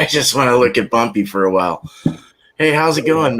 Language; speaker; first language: English; native; English